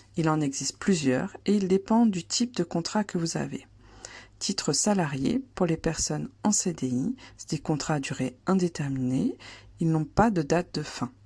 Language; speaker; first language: French; native; French